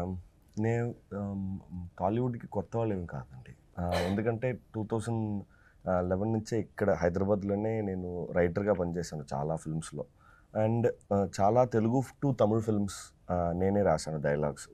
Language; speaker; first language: Telugu; non-native, fluent; Tamil